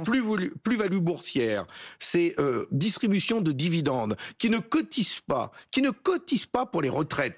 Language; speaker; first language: French; native; French